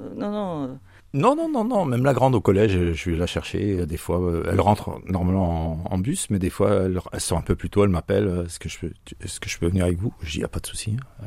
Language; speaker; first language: French; native; French